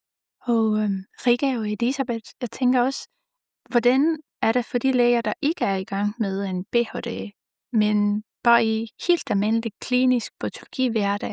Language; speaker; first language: Danish; non-native, fluent; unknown